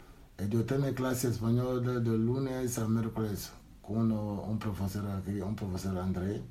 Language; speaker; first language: Spanish; non-native, learner; Wolof